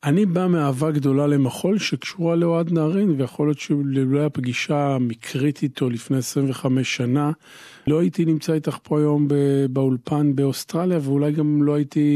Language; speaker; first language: Hebrew; native; Hebrew